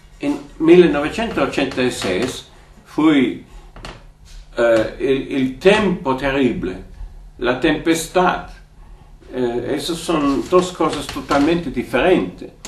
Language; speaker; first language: Italian; non-native, fluent; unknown